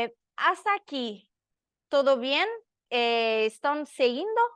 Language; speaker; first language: Spanish; non-native, learner; Portuguese